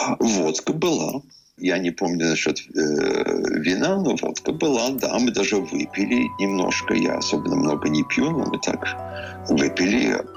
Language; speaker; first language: Russian; early bilingual, heritage; Russian